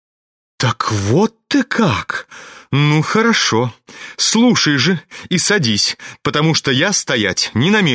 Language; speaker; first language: Russian; native; Russian